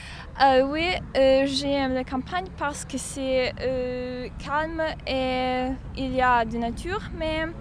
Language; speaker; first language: French; non-native, learner; Bosnian